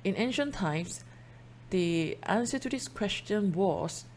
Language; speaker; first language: English; non-native, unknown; Chinese